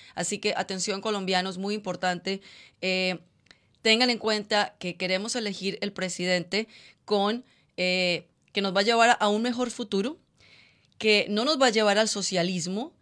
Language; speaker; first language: English; non-native, fluent; Spanish